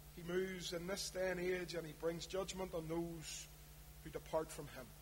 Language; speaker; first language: English; native; English